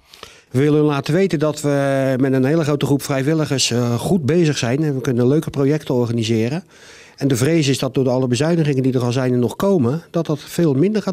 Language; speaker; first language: Dutch; native; Dutch